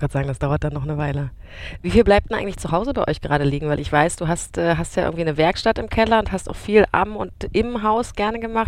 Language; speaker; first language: German; native; German